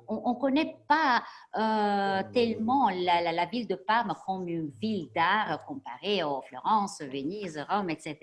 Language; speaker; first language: French; non-native, fluent; Italian